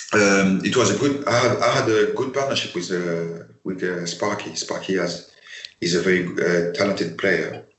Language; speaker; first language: English; non-native, fluent; French